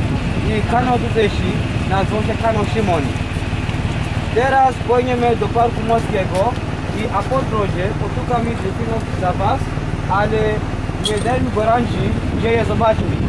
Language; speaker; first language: Polish; non-native, learner; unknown